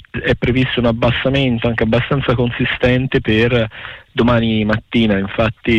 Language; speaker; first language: Italian; native; Italian